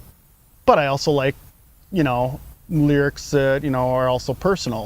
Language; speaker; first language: English; native; English